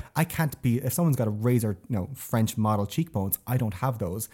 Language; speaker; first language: English; native; English